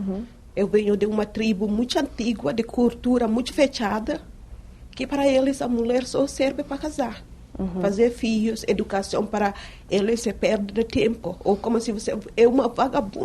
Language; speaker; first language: Portuguese; non-native, fluent; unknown